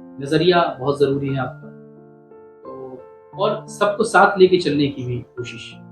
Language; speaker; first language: Hindi; native; Hindi